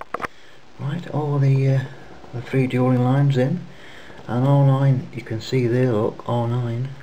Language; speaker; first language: English; native; English